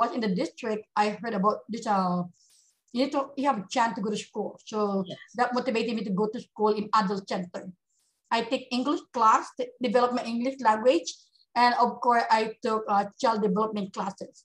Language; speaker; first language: English; non-native, local second language; Hiligaynon